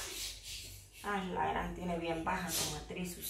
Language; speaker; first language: Spanish; native; Spanish